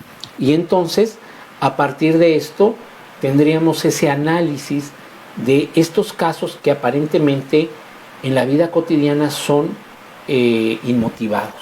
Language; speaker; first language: Spanish; native; Spanish